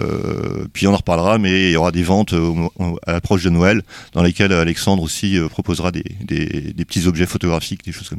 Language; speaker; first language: French; native; French